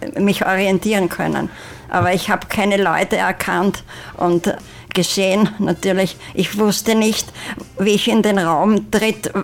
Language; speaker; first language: German; native; German